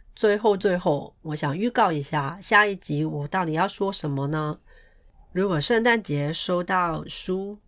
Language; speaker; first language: Chinese; non-native, local second language; Cantonese